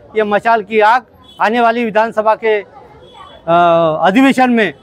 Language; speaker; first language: Hindi; non-native, local second language; Marathi